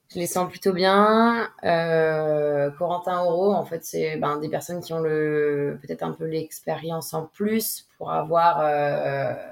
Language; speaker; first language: French; native; French